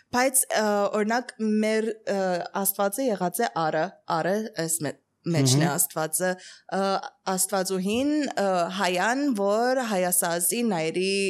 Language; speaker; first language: Armenian; early bilingual, heritage; Armenian